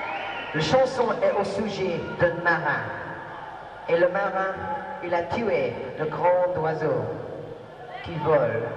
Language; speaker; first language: French; non-native, learner; English